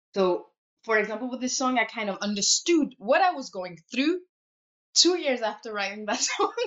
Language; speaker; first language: English; non-native, fluent; French